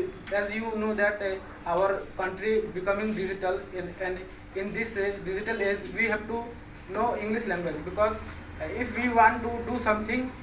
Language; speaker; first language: English; non-native, local second language; Hindi